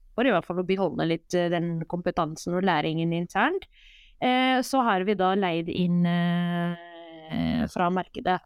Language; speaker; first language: Norwegian; non-native, fluent; Arabic